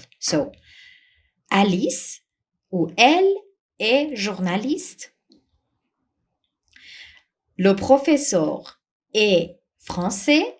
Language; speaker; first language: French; non-native, fluent; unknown